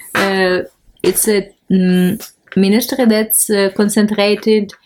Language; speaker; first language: English; non-native, fluent; Ukrainian